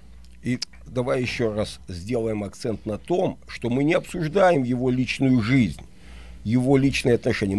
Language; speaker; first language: Russian; native; Russian